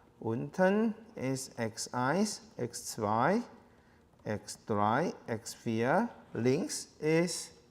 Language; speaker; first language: German; non-native, learner; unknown